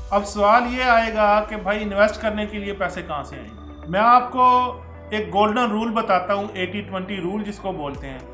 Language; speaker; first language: Urdu; non-native, local second language; Punjabi